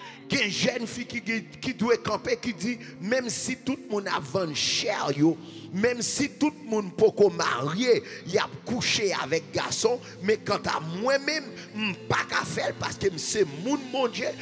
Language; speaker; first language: French; native; French